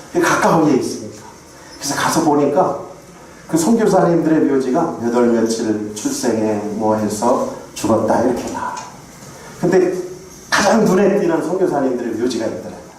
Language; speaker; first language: Korean; native; Korean